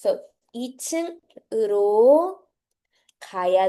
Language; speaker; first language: Korean; non-native, fluent; Filipino